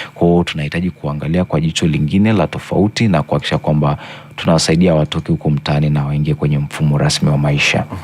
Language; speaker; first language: Swahili; non-native, local second language; Masai